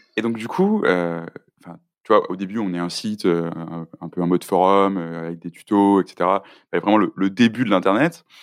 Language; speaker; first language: French; native; French